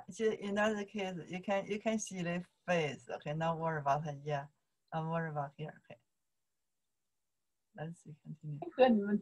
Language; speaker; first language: English; non-native, learner; Chinese